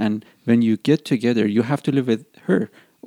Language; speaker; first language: English; non-native, fluent; Persian